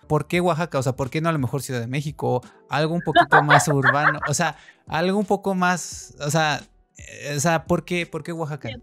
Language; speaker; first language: Spanish; native; Spanish